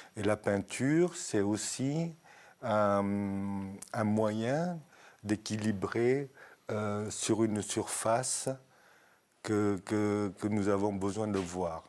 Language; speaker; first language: French; early bilingual, other home language; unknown